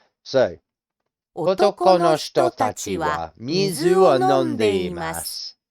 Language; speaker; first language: Japanese; non-native, learner; English